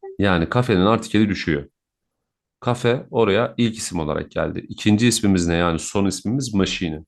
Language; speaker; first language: Turkish; native; Turkish